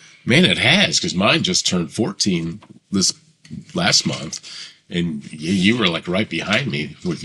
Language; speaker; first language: English; native; English